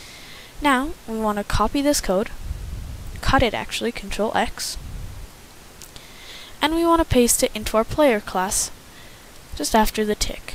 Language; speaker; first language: English; native; English